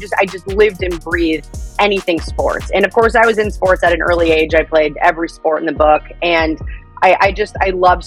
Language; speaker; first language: English; native; English